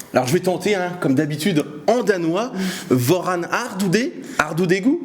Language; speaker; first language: French; native; French